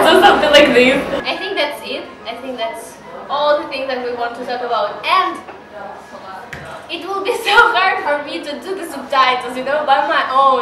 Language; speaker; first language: English; non-native, learner; Russian